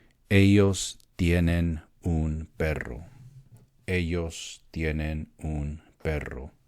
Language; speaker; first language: Spanish; early bilingual, heritage; Spanish